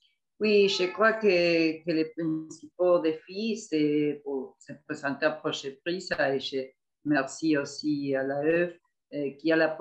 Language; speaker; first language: French; non-native, fluent; Spanish